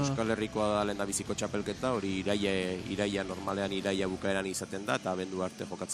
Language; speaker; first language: Basque; native; Basque